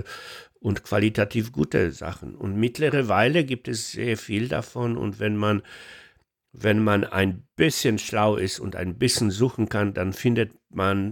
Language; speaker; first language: German; non-native, fluent; Polish